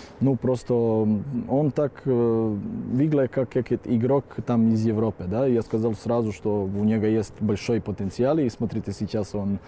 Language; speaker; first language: Russian; non-native, learner; Serbian